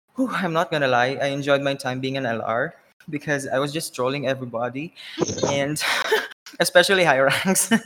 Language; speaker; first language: English; non-native, local second language; Filipino